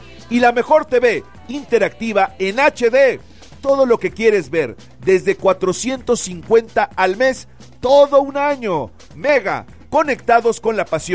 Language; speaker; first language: Spanish; native; Spanish